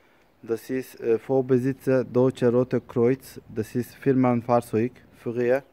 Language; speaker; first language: German; non-native, learner; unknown